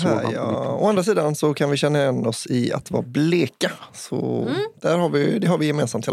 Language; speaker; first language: Swedish; native; Swedish